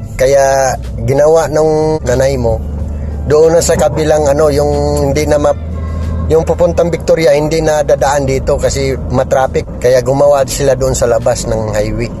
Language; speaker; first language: Filipino; non-native, local second language; Cebuano